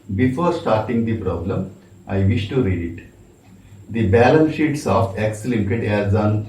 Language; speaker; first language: English; non-native, local second language; Telugu